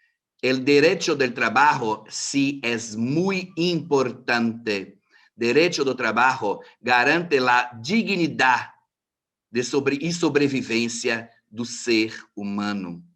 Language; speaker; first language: Spanish; non-native, fluent; Portuguese